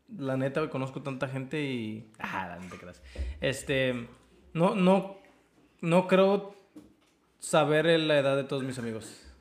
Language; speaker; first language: Spanish; early bilingual, other home language; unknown